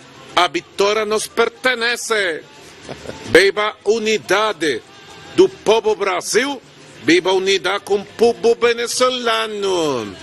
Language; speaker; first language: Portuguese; non-native, learner; Spanish